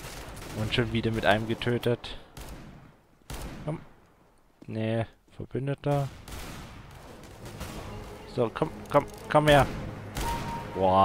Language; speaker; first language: German; native; German